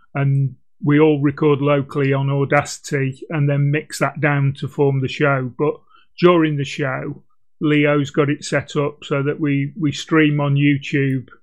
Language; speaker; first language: English; native; English